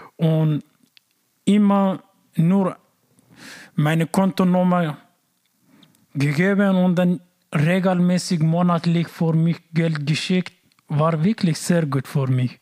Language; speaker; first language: German; non-native, learner; Persian